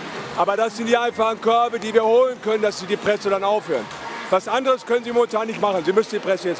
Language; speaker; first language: German; native; German